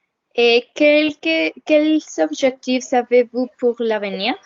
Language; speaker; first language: French; non-native, learner; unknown